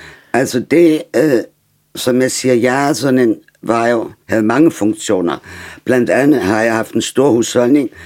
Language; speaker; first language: Swedish; non-native, learner; German